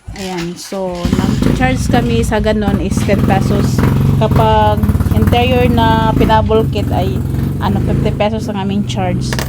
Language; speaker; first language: Filipino; non-native, local second language; Cebuano